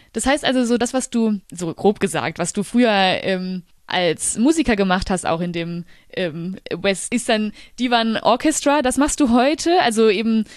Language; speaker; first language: German; native; German